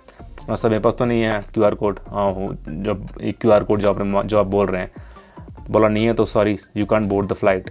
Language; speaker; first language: Hindi; native; Hindi